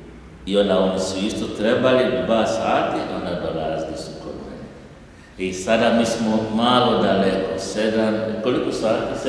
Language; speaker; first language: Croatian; non-native, learner; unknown